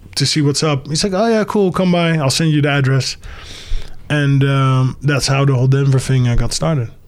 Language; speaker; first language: English; early bilingual, other home language; Dutch